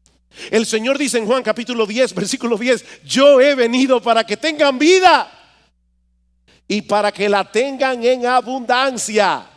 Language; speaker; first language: Spanish; native; Spanish